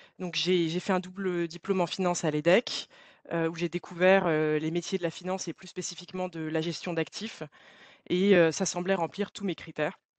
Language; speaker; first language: French; native; French